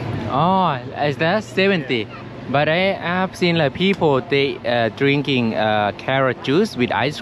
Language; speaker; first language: English; non-native, learner; Thai